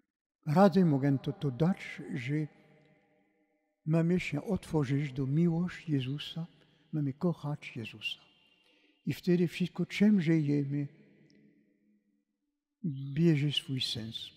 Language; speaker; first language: Polish; non-native, fluent; French